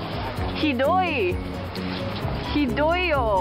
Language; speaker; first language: Japanese; non-native, learner; English